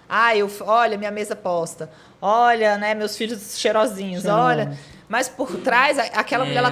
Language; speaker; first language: Portuguese; native; Portuguese